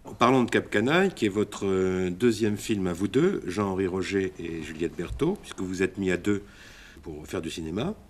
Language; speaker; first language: French; native; French